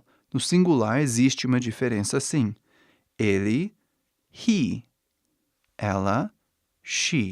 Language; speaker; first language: Portuguese; non-native, fluent; English